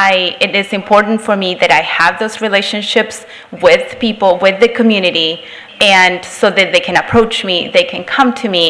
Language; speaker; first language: English; non-native, fluent; Spanish